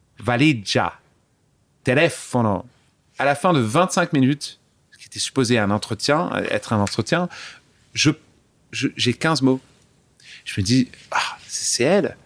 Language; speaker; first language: French; early bilingual, other home language; English